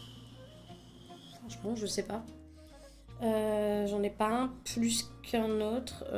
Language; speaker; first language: French; native; French